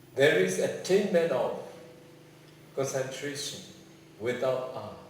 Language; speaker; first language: English; non-native, fluent; Burmese